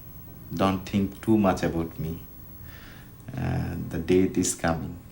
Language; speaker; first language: English; non-native, learner; Bangla